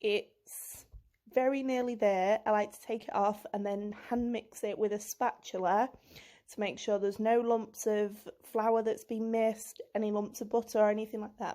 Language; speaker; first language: English; native; English